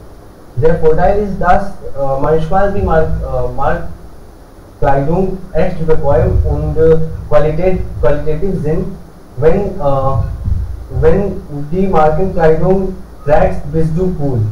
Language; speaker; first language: German; non-native, learner; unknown